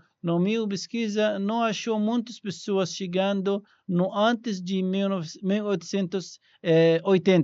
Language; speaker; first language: Portuguese; non-native, learner; Arabic